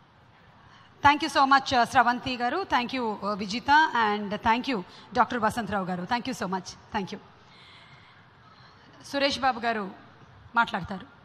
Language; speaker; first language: Telugu; native; Telugu